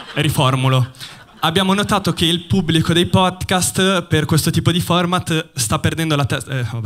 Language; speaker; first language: Italian; native; Italian